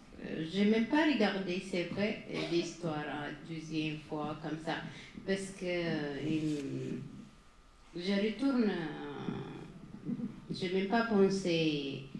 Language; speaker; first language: French; non-native, learner; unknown